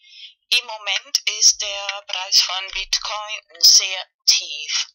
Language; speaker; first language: German; non-native, fluent; Spanish